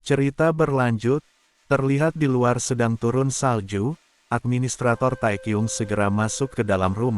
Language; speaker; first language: Indonesian; native; Indonesian